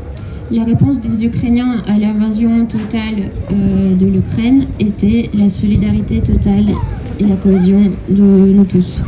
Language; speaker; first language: French; non-native, fluent; Ukrainian